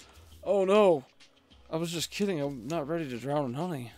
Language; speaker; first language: English; native; English